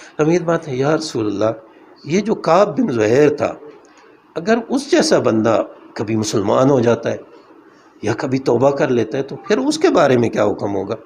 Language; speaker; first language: Urdu; non-native, local second language; Punjabi